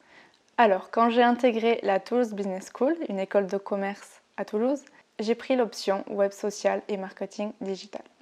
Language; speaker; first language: French; native; French